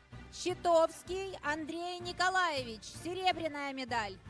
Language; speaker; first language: Russian; native; Russian